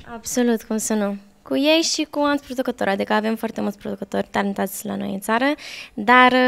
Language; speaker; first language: Romanian; early bilingual, heritage; Romanian